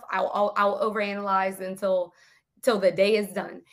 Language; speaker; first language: English; native; English